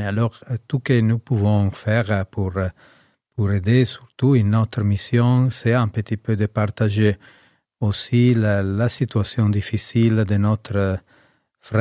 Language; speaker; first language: French; non-native, learner; Italian